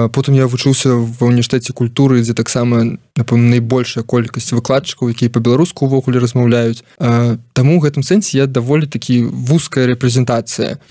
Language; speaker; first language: Belarusian; non-native, local second language; Russian